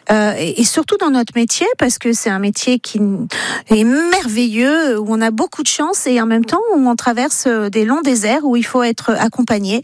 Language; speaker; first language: French; native; French